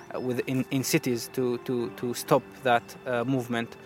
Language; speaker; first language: English; non-native, fluent; Arabic